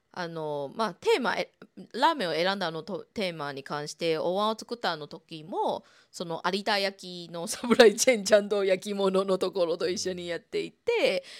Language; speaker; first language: Japanese; non-native, fluent; Chinese